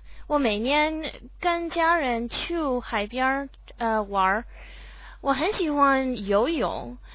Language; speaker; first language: Chinese; non-native, learner; English